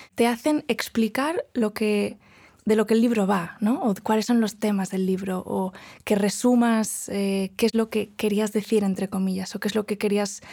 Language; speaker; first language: Spanish; non-native, local second language; Galician